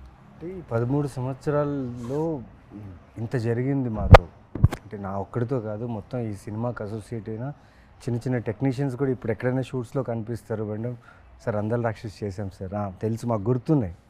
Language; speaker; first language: Telugu; native; Telugu